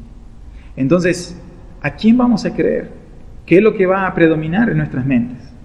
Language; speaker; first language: Spanish; native; Spanish